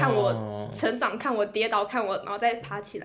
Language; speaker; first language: Chinese; native; Chinese